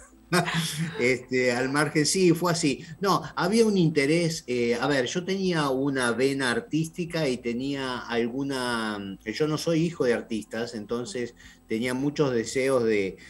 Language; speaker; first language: Spanish; native; Spanish